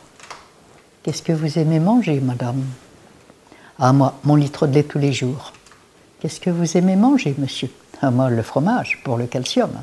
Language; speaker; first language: French; native; French